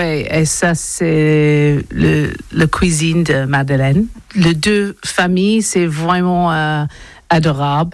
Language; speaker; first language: French; non-native, learner; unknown